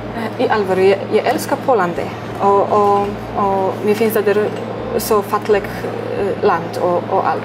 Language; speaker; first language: Icelandic; non-native, learner; Polish